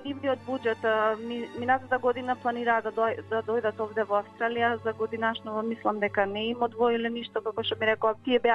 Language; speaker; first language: Macedonian; native; Macedonian